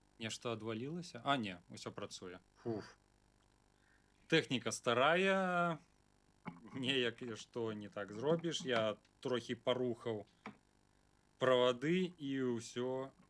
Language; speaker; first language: Belarusian; non-native, local second language; Russian